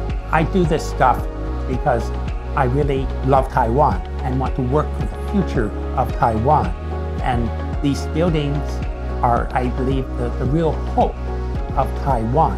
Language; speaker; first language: English; native; English